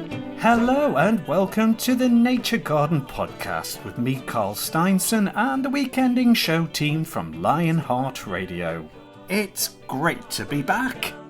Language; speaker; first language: English; native; English